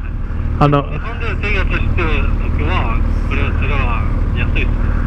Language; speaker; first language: Japanese; non-native, learner; Mongolian